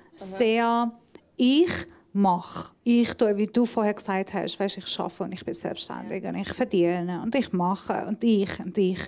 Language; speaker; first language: German; non-native, fluent; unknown